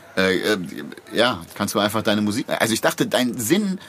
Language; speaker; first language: German; native; German